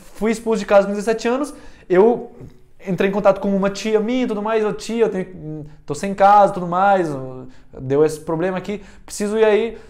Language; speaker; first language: Portuguese; early bilingual, heritage; Portuguese